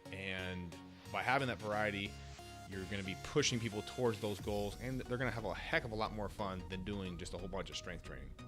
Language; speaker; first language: English; native; English